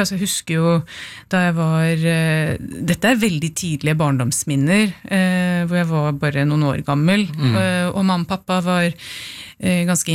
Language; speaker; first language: Norwegian; early bilingual, other home language; Urdu